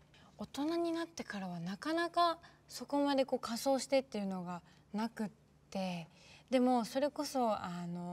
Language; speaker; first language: Japanese; native; Japanese